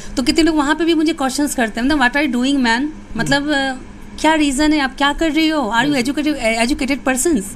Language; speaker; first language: Hindi; native; Hindi